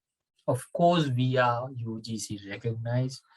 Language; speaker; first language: English; non-native, fluent; Sinhala